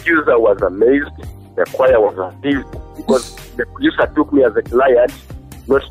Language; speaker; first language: English; non-native, local second language; Ganda